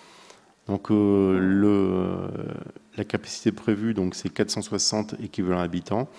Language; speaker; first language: French; native; French